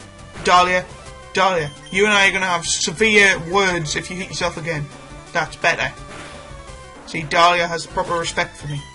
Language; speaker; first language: English; native; English